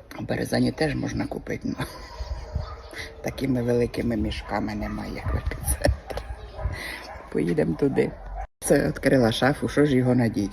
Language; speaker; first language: Ukrainian; native; Ukrainian